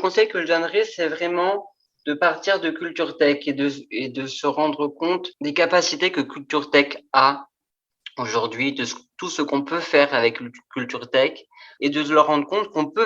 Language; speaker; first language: French; native; French